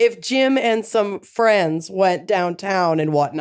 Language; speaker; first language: English; native; English